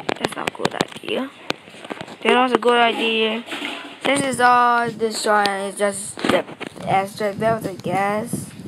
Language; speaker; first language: English; non-native, learner; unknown